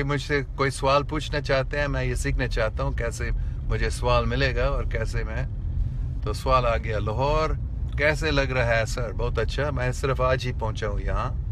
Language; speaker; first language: Hindi; non-native, local second language; English